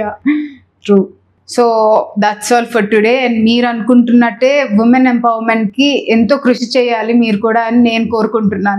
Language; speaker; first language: Telugu; native; Telugu